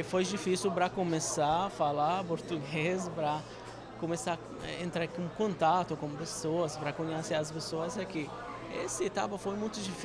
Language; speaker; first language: Portuguese; non-native, learner; Arabic